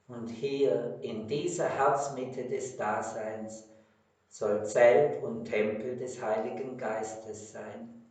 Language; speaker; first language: German; native; German